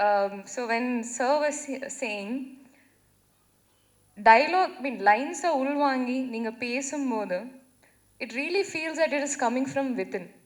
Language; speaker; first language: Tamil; non-native, fluent; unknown